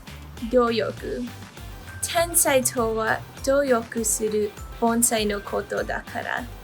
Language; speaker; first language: Japanese; non-native, learner; English